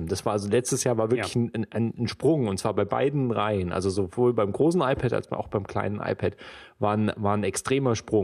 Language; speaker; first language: German; native; German